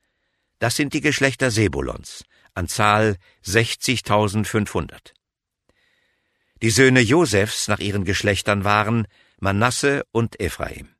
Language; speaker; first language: German; native; German